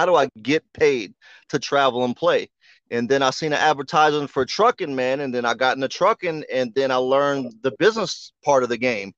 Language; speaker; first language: English; native; English